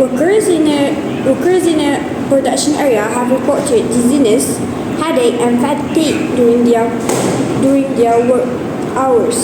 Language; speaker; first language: English; non-native, learner; Malay